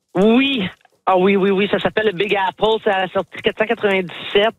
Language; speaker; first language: French; native; French